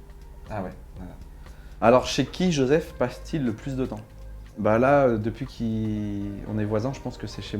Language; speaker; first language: French; native; French